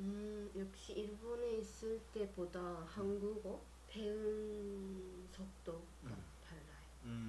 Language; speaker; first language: Korean; non-native, learner; Japanese